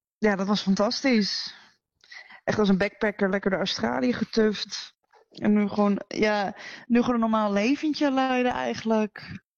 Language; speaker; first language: Dutch; native; Dutch